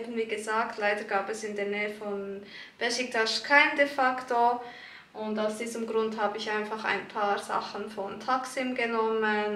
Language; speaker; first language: German; early bilingual, other home language; Turkish